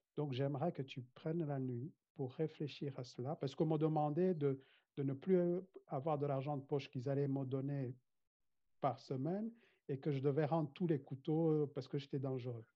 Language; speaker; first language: French; non-native, fluent; Kinyarwanda